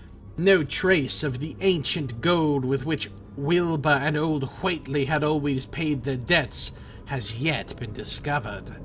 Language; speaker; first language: English; native; English